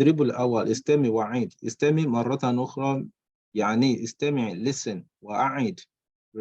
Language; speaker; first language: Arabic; non-native, fluent; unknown